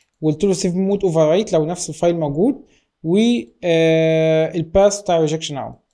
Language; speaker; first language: Arabic; native; Arabic